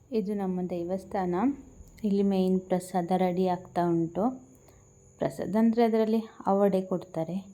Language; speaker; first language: Kannada; non-native, local second language; Tulu